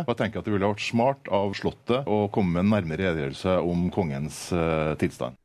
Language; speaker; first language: Norwegian; native; Norwegian